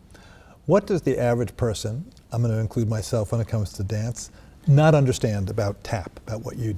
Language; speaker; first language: English; native; English